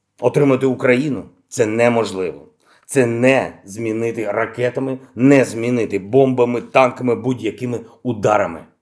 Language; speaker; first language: Ukrainian; non-native, local second language; Russian